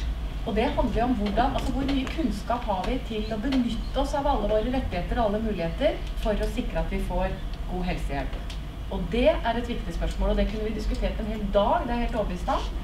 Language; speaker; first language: Norwegian; native; Norwegian